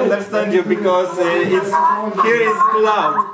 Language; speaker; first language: English; non-native, learner; Polish